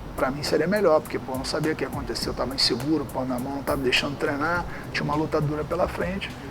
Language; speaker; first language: Portuguese; native; Portuguese